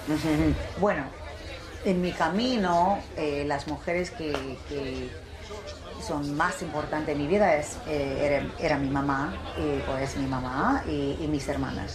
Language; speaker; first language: Spanish; early bilingual, heritage; English